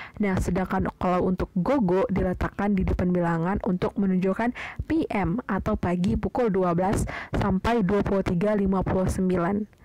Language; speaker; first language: Indonesian; native; Indonesian